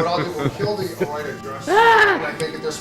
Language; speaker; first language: English; native; English